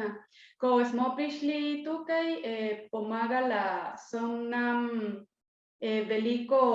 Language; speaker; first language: Slovenian; non-native, learner; Spanish